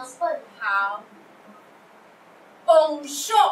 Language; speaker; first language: Chinese; non-native, local second language; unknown